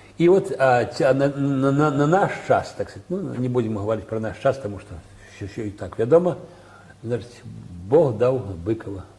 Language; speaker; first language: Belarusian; native; Belarusian